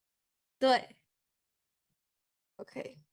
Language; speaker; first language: Chinese; early bilingual, heritage; English